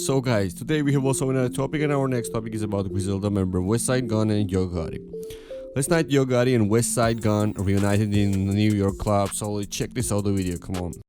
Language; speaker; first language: English; non-native, fluent; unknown